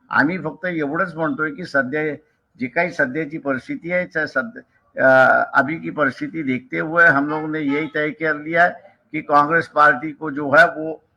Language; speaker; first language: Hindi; non-native, local second language; Marathi